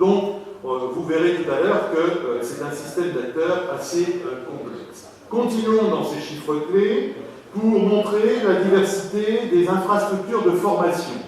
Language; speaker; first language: French; native; French